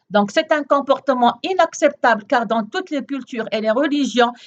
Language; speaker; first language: French; non-native, local second language; Arabic